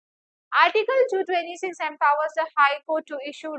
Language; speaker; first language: English; non-native, local second language; Hindi